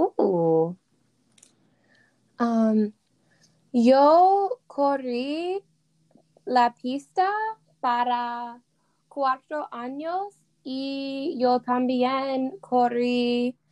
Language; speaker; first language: Spanish; non-native, learner; English